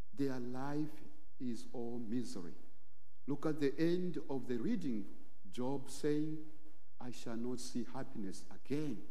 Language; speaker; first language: English; non-native, local second language; Bemba